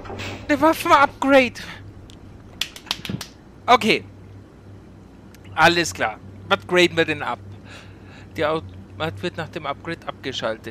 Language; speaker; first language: German; native; German